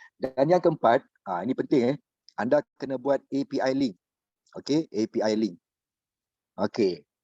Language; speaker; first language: Malay; native; Malay